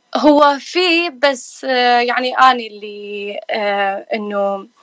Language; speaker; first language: Arabic; native; Arabic